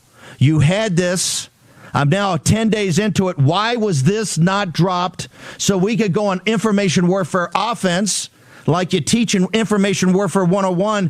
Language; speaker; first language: English; native; English